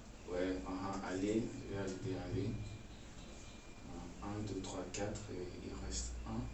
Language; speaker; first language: French; non-native, fluent; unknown